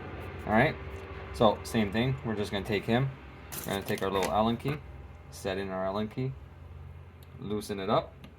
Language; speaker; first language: English; native; English